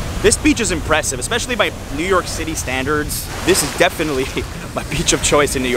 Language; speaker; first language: English; native; English